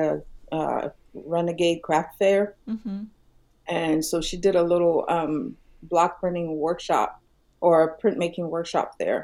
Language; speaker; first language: English; non-native, local second language; Yoruba